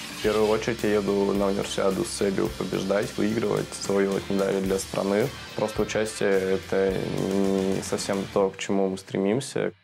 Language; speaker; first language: Russian; native; Russian